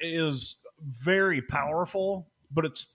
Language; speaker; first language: English; native; English